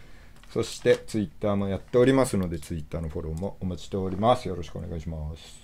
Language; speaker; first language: Japanese; native; Japanese